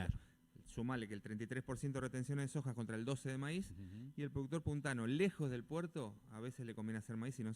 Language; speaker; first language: Spanish; native; Spanish